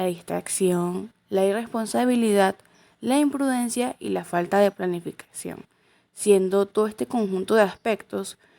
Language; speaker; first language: Spanish; native; Spanish